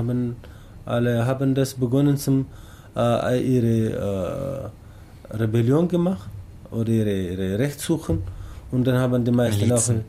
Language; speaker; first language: German; non-native, learner; Tamasheq